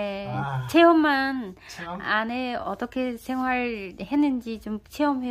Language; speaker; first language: Korean; non-native, learner; Vietnamese